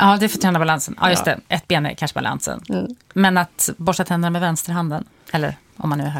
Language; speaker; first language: Swedish; native; Swedish